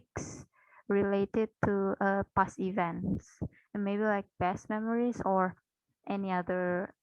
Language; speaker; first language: English; non-native, fluent; Indonesian